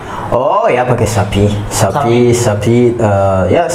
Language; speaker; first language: Indonesian; non-native, learner; Malagasy